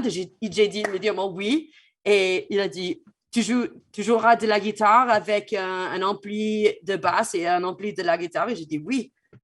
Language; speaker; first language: French; non-native, fluent; English